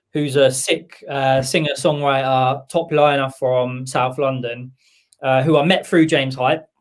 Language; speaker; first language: English; native; English